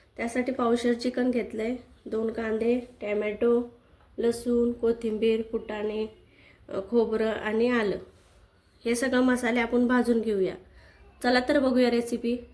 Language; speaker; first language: Marathi; native; Marathi